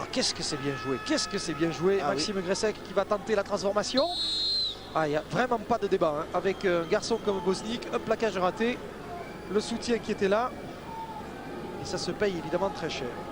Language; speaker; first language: French; native; French